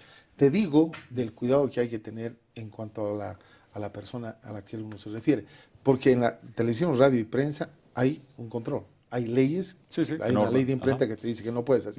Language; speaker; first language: Spanish; native; Spanish